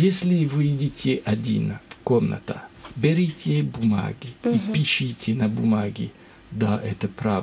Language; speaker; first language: Russian; non-native, learner; French